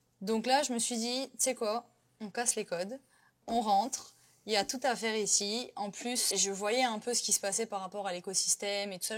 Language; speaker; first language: French; native; French